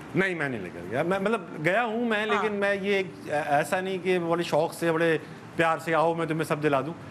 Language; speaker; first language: Urdu; native; Urdu